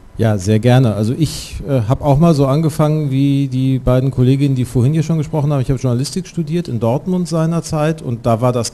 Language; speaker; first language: German; native; German